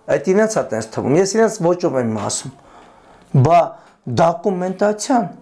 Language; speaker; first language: Armenian; native; Armenian